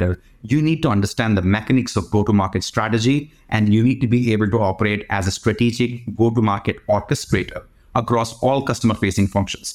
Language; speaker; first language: English; non-native, local second language; Tamil